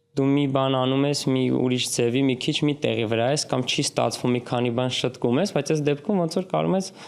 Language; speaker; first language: Armenian; native; Armenian